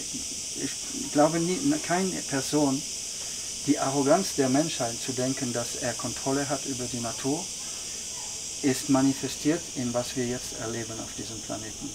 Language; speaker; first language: German; non-native, fluent; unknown